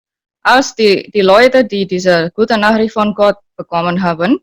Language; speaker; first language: German; non-native, learner; Indonesian